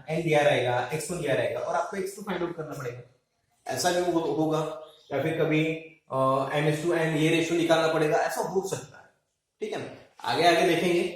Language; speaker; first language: Hindi; non-native, local second language; Marathi